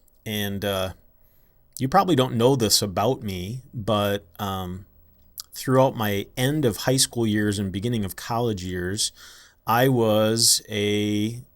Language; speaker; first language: English; native; English